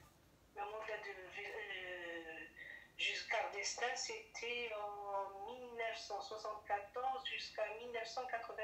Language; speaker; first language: French; non-native, learner; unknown